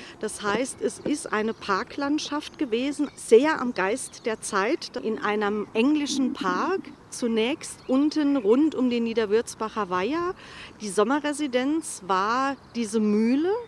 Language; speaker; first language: German; native; German